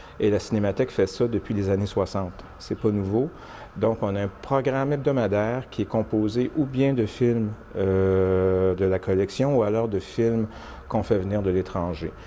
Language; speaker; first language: French; native; French